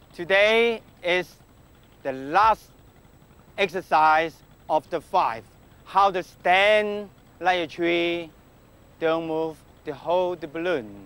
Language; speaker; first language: English; non-native, local second language; Cantonese